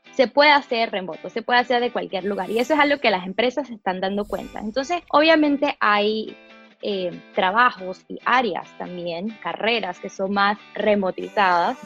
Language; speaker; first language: Spanish; early bilingual, other home language; Portuguese